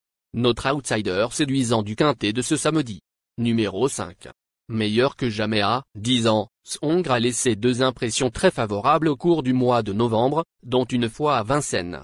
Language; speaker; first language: French; native; French